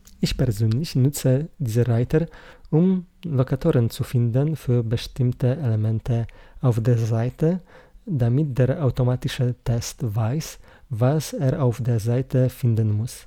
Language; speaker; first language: German; non-native, learner; Polish